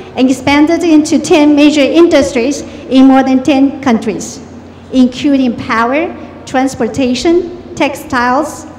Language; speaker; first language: English; non-native, fluent; Chinese